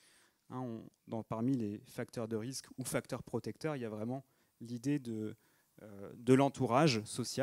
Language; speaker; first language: French; native; French